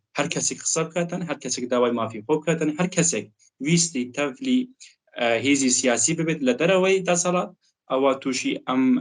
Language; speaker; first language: Central Kurdish; non-native, local second language; Kurdish